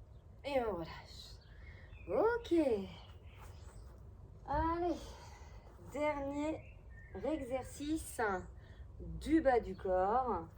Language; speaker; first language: French; native; French